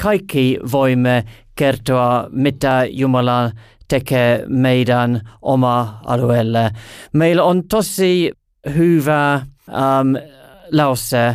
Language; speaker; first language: Finnish; non-native, learner; English